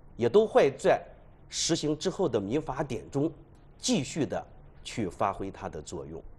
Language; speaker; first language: Chinese; native; Chinese